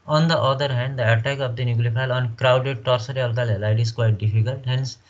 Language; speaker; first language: English; non-native, local second language; Nepali